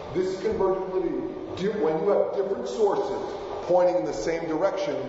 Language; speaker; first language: English; non-native, fluent; Spanish